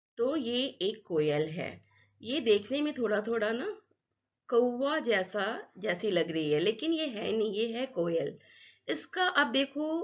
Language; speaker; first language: Hindi; non-native, local second language; Assamese